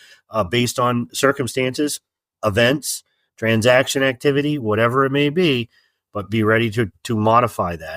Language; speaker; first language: English; native; English